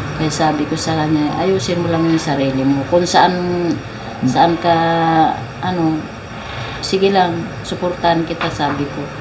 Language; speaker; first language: Filipino; native; Filipino